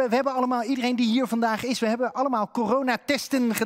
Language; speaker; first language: Dutch; native; Dutch